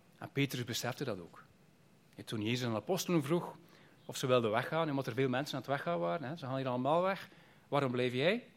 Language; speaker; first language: Dutch; native; Dutch